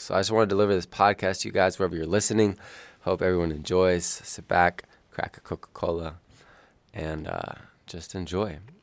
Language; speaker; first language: English; native; English